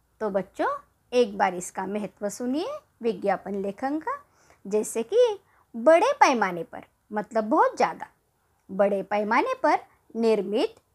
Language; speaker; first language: Hindi; non-native, local second language; Marathi